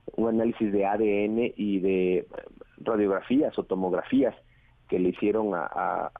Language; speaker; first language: Spanish; native; Spanish